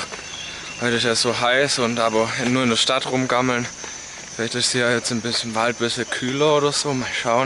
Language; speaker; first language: German; native; German